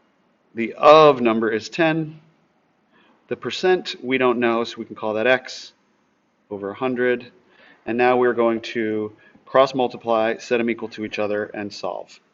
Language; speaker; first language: English; native; English